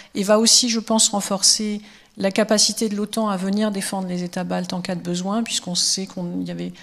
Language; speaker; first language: French; native; French